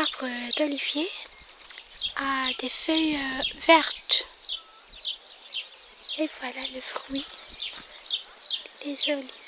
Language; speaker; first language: French; non-native, local second language; Arabic